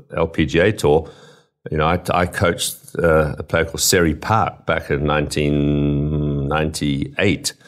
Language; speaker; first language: English; native; English